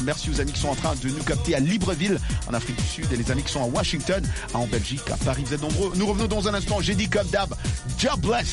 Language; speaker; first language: French; non-native, local second language; Lingala